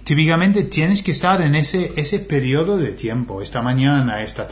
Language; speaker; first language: Spanish; non-native, fluent; English